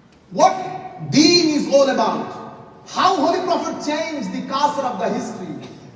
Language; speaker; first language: English; non-native, local second language; Bangla